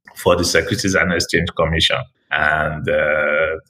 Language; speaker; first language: English; non-native, local second language; Igbo